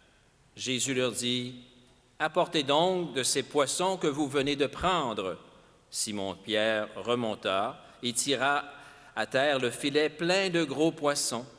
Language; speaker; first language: French; native; French